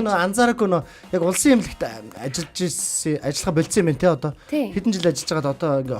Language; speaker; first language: Mongolian; native; Mongolian